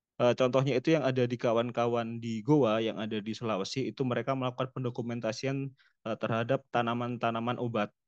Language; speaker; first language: Indonesian; non-native, local second language; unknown